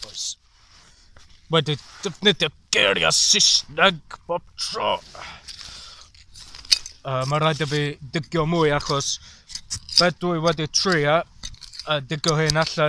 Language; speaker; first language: Welsh; non-native, learner; English